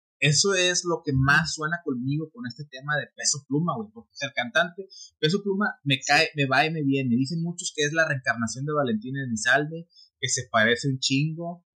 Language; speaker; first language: Spanish; early bilingual, heritage; Spanish